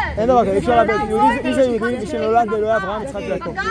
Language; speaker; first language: Hebrew; native; Hebrew